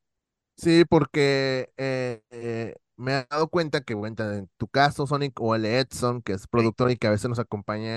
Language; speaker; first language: Spanish; native; Spanish